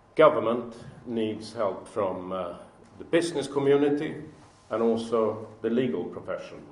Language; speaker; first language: English; non-native, fluent; Swedish